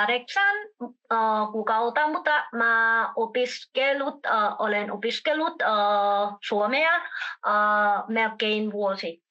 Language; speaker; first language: Finnish; non-native, learner; Vietnamese